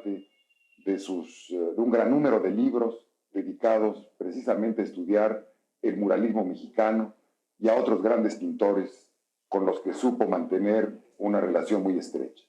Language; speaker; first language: Spanish; native; Spanish